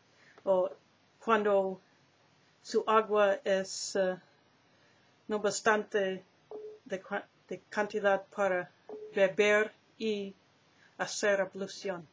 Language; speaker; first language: Spanish; non-native, learner; English